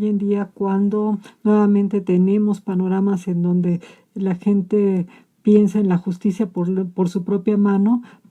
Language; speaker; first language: Spanish; native; Spanish